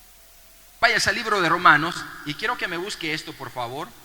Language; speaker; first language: Spanish; native; Spanish